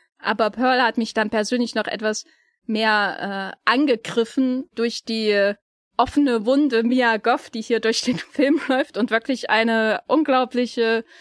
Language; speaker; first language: German; native; German